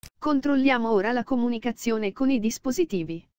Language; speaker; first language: Italian; native; Italian